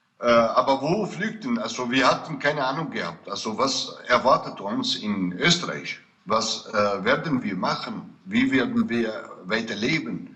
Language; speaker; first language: German; non-native, fluent; Kurdish